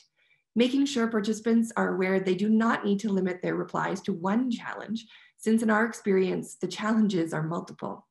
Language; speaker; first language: English; native; English